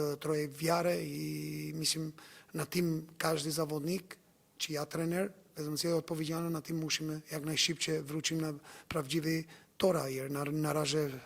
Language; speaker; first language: Polish; non-native, learner; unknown